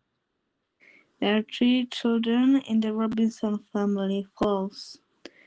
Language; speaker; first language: English; non-native, learner; Polish